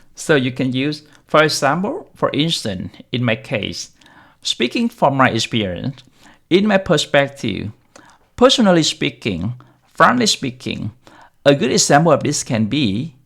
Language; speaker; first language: English; non-native, fluent; Vietnamese